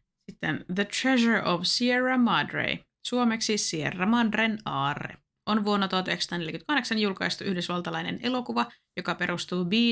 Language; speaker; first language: Finnish; native; Finnish